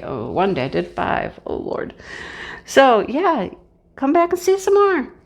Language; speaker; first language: English; native; English